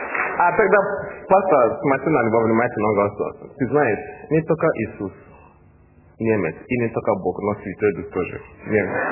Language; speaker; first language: Russian; non-native, learner; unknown